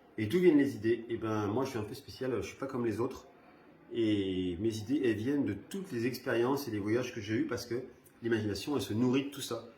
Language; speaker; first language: French; early bilingual, other home language; Spanish